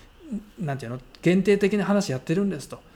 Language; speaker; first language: Japanese; native; Japanese